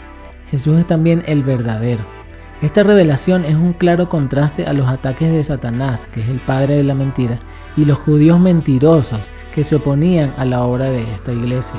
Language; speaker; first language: Spanish; native; Spanish